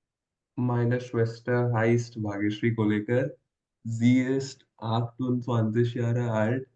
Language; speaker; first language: German; non-native, learner; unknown